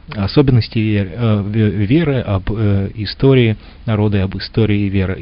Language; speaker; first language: Russian; native; Russian